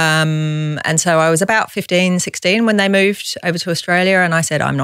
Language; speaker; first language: English; native; English